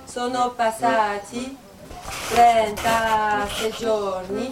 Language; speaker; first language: Italian; non-native, fluent; French